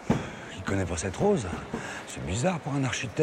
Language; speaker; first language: French; native; French